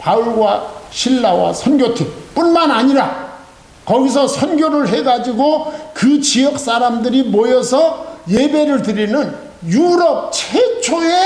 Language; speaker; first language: Korean; native; Korean